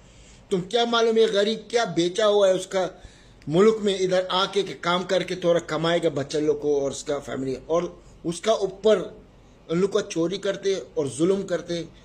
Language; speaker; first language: Hindi; non-native, learner; Arabic